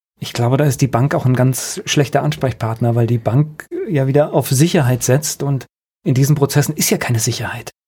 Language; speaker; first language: German; native; German